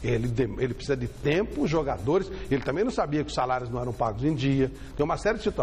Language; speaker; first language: Portuguese; native; Portuguese